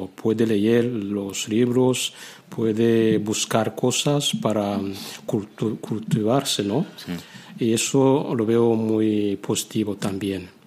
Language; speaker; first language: Spanish; non-native, fluent; Kinyarwanda